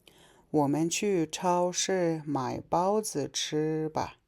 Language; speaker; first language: Chinese; non-native, fluent; Mongolian